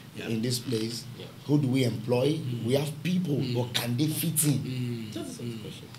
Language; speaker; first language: English; non-native, local second language; Yoruba